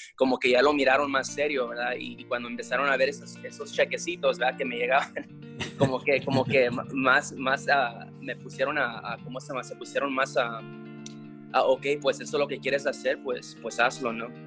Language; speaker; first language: Spanish; early bilingual, heritage; Spanish